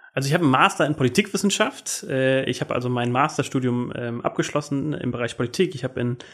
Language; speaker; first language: German; native; German